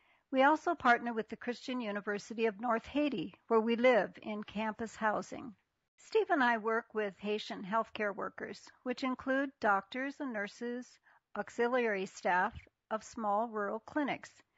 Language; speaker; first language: English; native; English